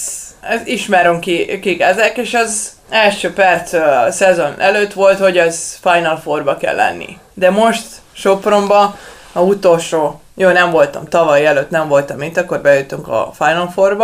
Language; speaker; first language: Hungarian; non-native, learner; Serbian